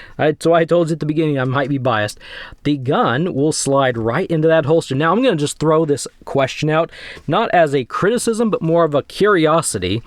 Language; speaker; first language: English; native; English